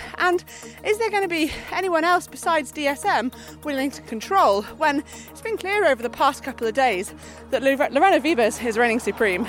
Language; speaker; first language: English; native; English